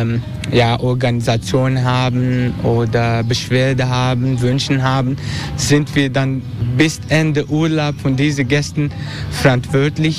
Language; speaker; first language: German; non-native, learner; Turkish